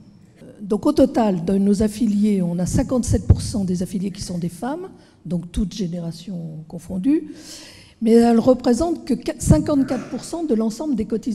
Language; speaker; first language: French; native; French